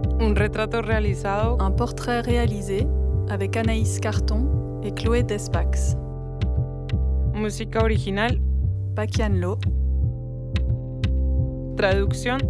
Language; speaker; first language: French; native; French